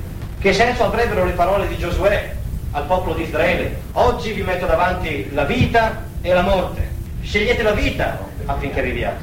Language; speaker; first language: Italian; native; Italian